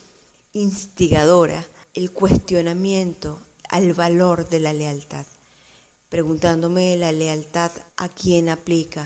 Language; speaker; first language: Spanish; native; Spanish